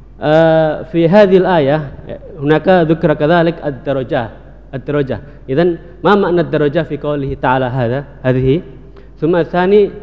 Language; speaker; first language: Arabic; non-native, fluent; Indonesian